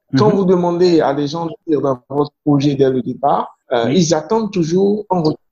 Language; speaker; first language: French; non-native, local second language; Fon